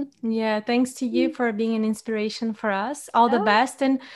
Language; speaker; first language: English; non-native, fluent; Portuguese